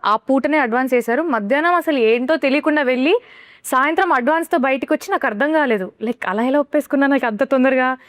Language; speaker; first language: Telugu; native; Telugu